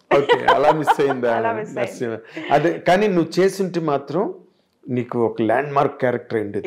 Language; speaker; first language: Telugu; native; Telugu